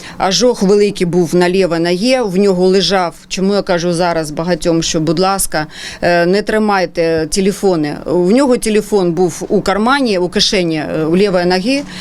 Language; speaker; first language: Ukrainian; non-native, local second language; Russian